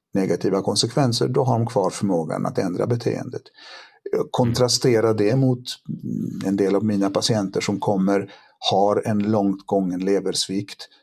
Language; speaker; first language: Swedish; early bilingual, other home language; Polish